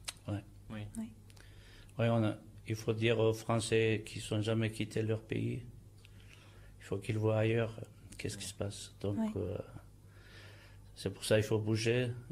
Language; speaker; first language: French; non-native, fluent; Turkish